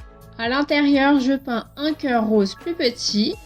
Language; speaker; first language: French; native; French